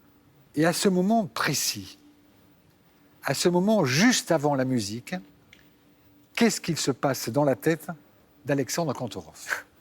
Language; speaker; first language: French; native; French